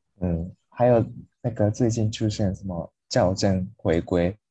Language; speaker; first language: Chinese; non-native, fluent; Japanese